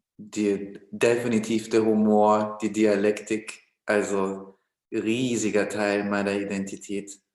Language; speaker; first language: German; early bilingual, other home language; Russian